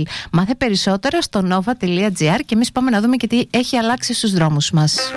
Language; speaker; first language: Greek; native; Greek